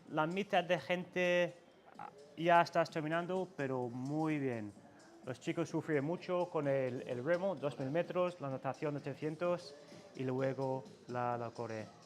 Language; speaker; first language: Spanish; non-native, learner; English